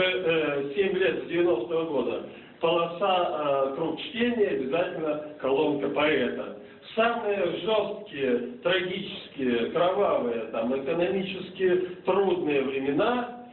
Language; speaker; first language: Russian; native; Russian